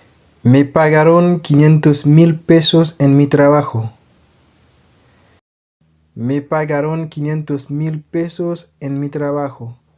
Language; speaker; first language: Spanish; non-native, fluent; Haitian Creole